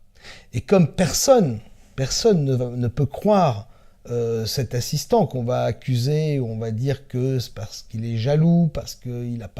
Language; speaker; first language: French; native; French